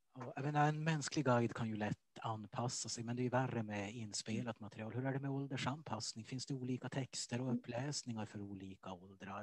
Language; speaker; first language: Swedish; native; Swedish